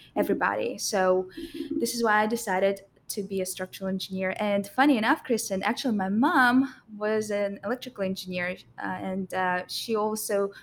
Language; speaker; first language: English; non-native, fluent; Russian